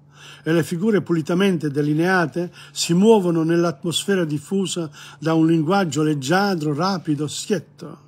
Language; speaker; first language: Italian; non-native, fluent; English